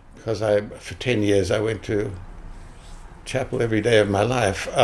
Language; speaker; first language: English; native; English